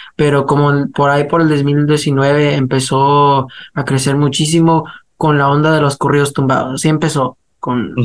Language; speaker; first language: Spanish; early bilingual, heritage; Spanish